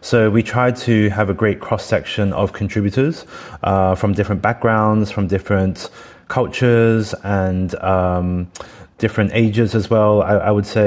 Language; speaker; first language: English; native; English